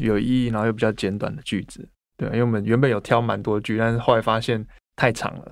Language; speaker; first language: Chinese; native; Chinese